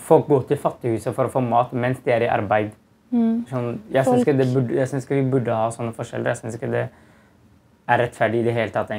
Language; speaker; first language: Norwegian; native; Norwegian